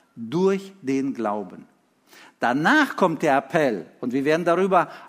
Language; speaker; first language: German; early bilingual, other home language; Russian